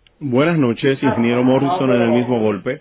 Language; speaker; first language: Spanish; native; Spanish